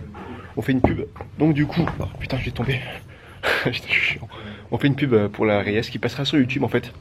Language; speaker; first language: French; native; French